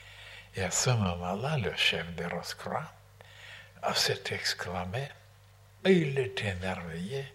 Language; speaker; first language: French; non-native, fluent; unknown